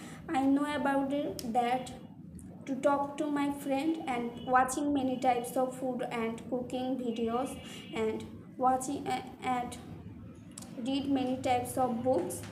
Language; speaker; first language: English; non-native, learner; Bangla